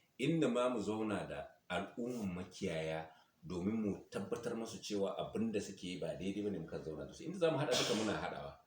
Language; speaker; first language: Hausa; non-native, local second language; Fula